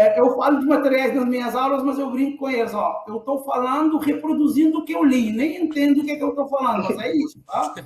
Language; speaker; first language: Portuguese; non-native, local second language; Kabuverdianu